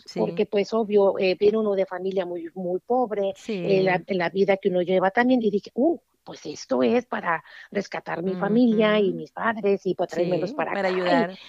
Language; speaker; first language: Spanish; native; Spanish